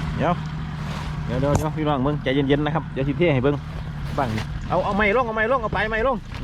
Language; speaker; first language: Thai; non-native, local second language; Northeastern Thai